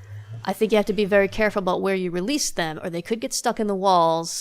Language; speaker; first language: English; native; English